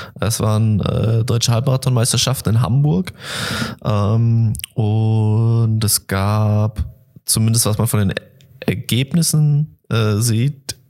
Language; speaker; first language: German; native; German